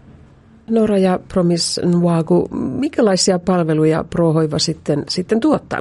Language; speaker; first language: Finnish; native; Finnish